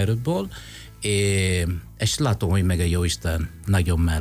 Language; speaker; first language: Hungarian; non-native, fluent; Italian